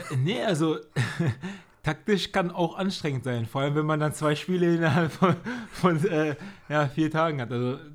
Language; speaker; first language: German; native; German